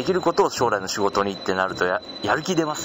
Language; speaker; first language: Japanese; native; Japanese